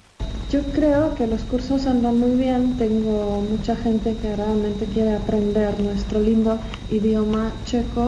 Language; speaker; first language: Spanish; non-native, fluent; Czech